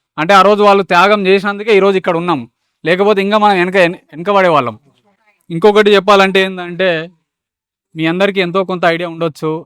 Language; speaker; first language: Telugu; native; Telugu